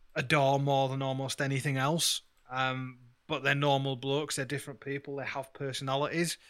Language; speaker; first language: English; native; English